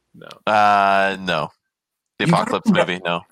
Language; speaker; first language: English; non-native, fluent; Polish